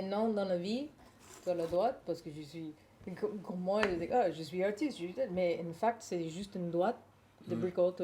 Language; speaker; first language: French; non-native, learner; English